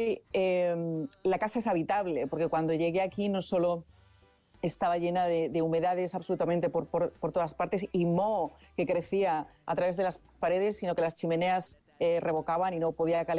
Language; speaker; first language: Spanish; native; Spanish